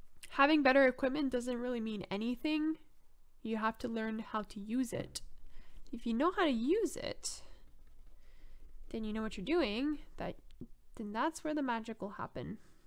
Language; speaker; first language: English; non-native, local second language; French